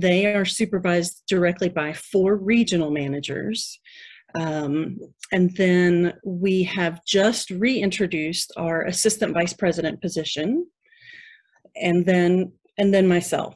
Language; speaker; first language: English; native; English